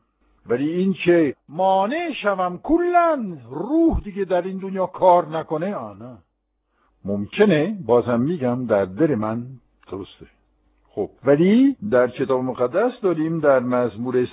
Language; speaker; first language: Persian; non-native, fluent; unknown